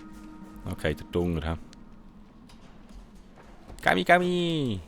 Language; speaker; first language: German; native; German